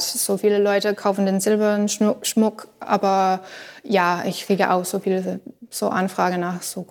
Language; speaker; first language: German; non-native, learner; English